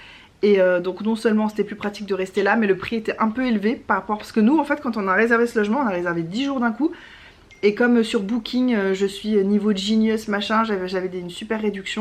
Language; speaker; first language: French; native; French